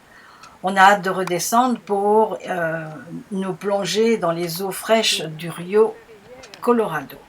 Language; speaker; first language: French; native; French